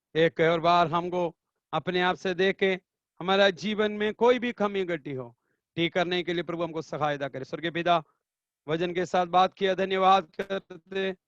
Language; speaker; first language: Hindi; non-native, local second language; Malayalam